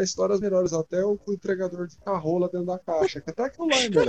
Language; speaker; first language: Portuguese; native; Portuguese